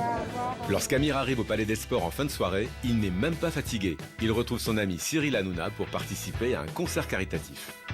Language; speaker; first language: French; native; French